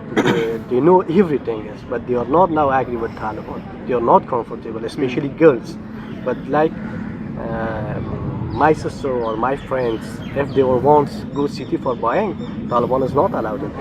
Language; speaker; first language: English; non-native, learner; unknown